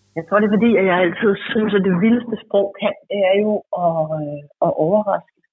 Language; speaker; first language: Danish; native; Danish